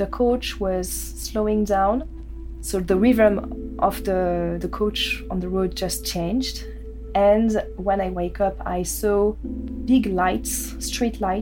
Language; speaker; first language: English; non-native, fluent; French